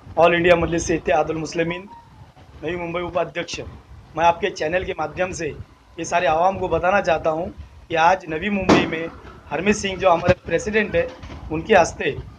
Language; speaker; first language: Hindi; non-native, local second language; Urdu